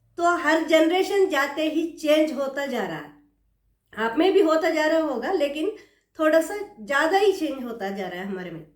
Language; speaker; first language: Hindi; non-native, local second language; Kannada